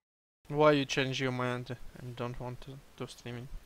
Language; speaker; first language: English; non-native, learner; Russian